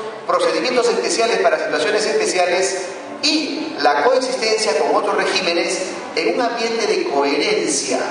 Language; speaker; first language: Spanish; native; Spanish